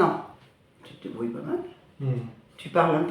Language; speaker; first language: French; native; French